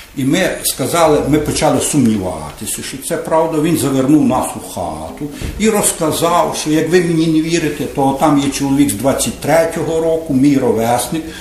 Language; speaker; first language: Ukrainian; native; Ukrainian